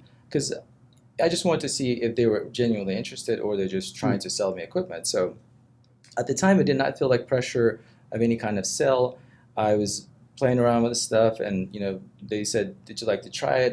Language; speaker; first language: English; non-native, fluent; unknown